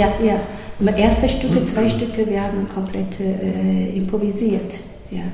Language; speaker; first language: German; non-native, learner; Chinese